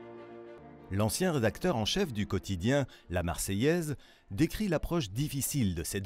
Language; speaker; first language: French; native; French